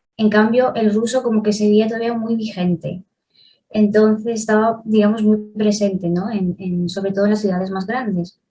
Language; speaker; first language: Spanish; early bilingual, other home language; Russian